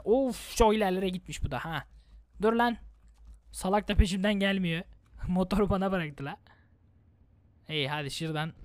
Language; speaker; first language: Turkish; native; Turkish